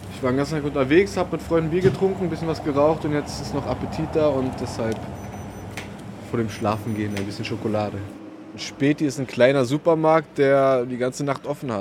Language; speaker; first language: German; native; German